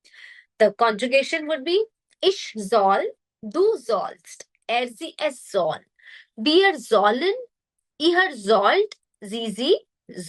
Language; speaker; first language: German; non-native, fluent; Hindi